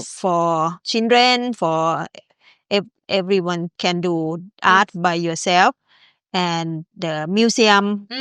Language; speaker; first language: English; non-native, learner; Thai